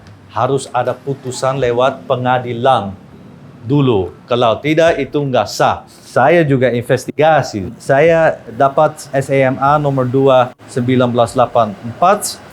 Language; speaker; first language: Indonesian; non-native, learner; Dutch